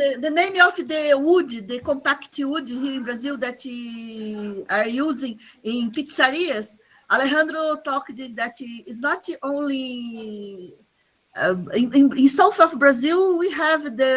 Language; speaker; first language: English; non-native, learner; Portuguese